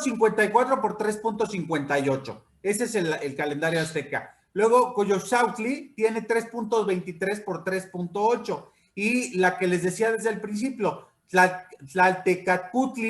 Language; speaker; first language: Spanish; native; Spanish